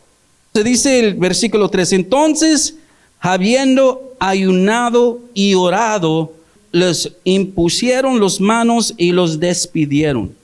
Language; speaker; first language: Spanish; early bilingual, heritage; English